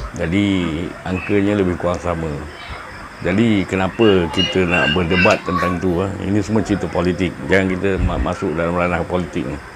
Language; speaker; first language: Malay; native; Malay